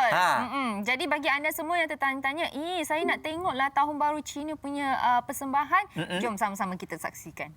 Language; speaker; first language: Malay; non-native, local second language; Chinese